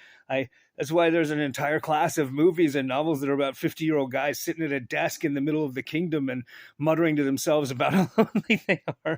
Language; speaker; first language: English; native; English